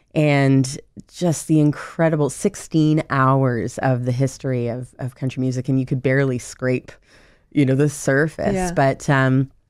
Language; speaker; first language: English; native; English